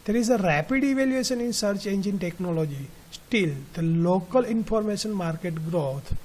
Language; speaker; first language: English; non-native, local second language; Gujarati